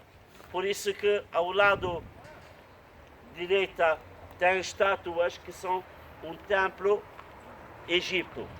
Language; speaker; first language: Portuguese; non-native, fluent; Turkish